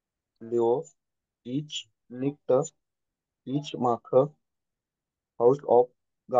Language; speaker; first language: German; non-native, learner; Marathi